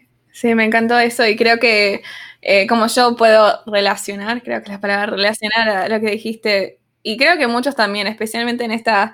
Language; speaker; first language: Spanish; early bilingual, other home language; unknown